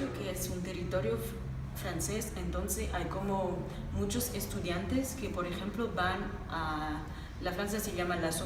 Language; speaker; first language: Spanish; non-native, fluent; French